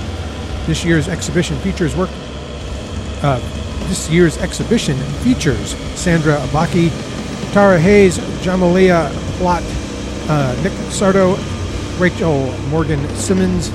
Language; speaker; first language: English; native; English